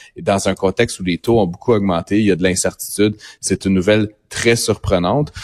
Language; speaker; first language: French; native; French